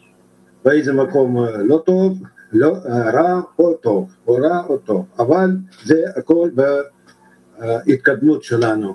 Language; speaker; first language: Hebrew; non-native, fluent; French